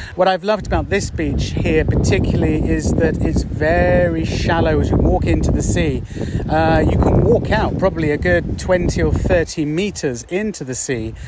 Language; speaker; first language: English; native; English